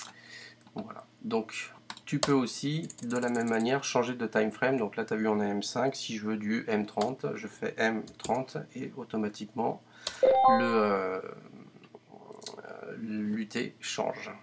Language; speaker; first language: French; native; French